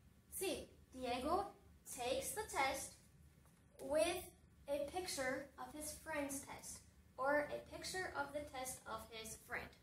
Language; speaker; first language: English; native; English